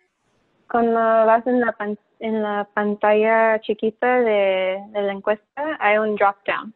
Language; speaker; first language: Spanish; early bilingual, heritage; Spanish